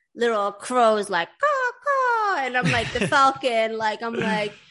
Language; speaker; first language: English; non-native, fluent; Swedish